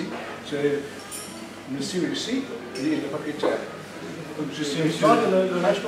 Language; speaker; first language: French; non-native, learner; English